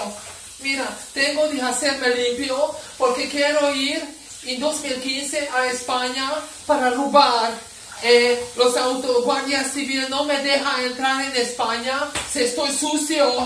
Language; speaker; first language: Spanish; non-native, learner; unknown